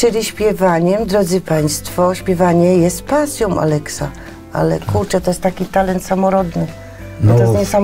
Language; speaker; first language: Polish; native; Polish